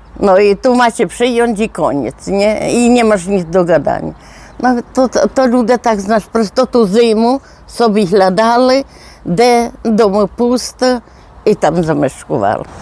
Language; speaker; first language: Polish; non-native, local second language; Rusyn